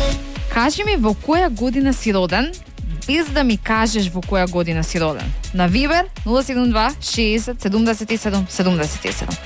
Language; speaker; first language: Macedonian; native; Macedonian